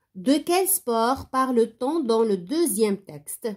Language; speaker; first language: French; non-native, local second language; Arabic